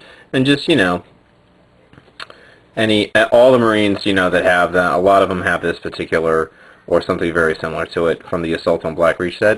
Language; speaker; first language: English; native; English